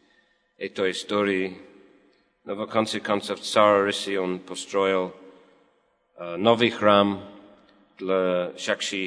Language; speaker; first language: Russian; non-native, learner; English